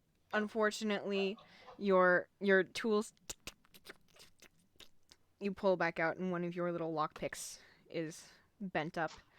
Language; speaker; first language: English; native; English